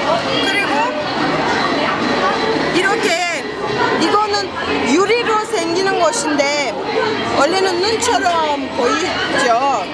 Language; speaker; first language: Korean; non-native, fluent; Turkish